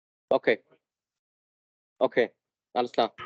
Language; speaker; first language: German; native; German